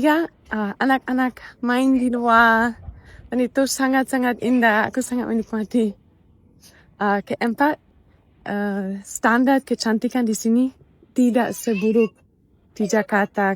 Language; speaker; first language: Indonesian; non-native, fluent; German